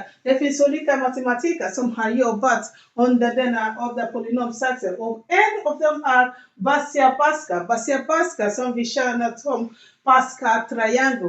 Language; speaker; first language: Swedish; non-native, learner; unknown